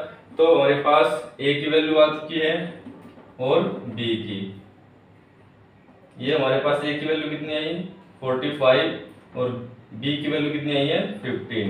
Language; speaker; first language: Hindi; native; Hindi